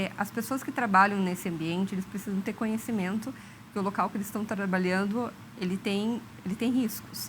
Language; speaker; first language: Portuguese; native; Portuguese